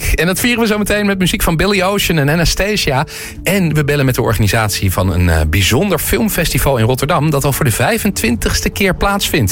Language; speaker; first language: Dutch; native; Dutch